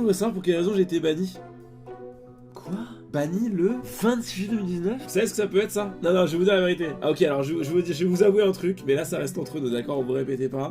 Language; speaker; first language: French; native; French